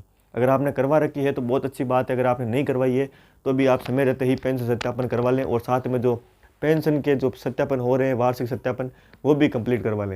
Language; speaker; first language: Hindi; non-native, local second language; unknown